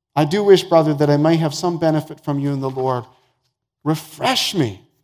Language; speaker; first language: English; native; English